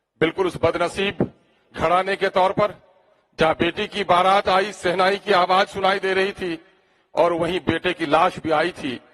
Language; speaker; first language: Urdu; native; Urdu